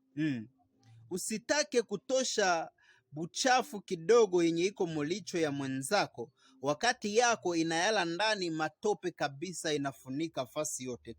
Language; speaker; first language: Swahili; native; Swahili